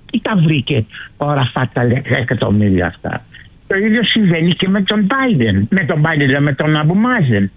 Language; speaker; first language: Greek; early bilingual, heritage; Greek